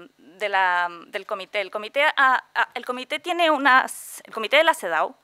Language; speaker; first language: Spanish; native; Spanish